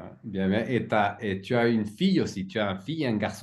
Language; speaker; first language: French; native; French